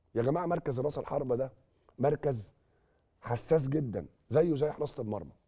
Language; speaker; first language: Arabic; native; Arabic